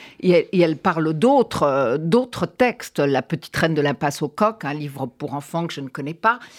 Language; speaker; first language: French; native; French